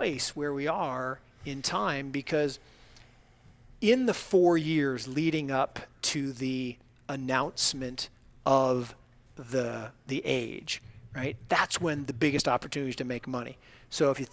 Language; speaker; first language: English; native; English